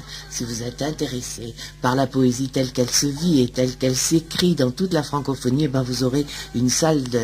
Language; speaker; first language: French; native; French